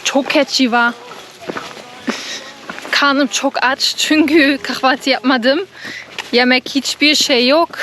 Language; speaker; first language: Turkish; non-native, learner; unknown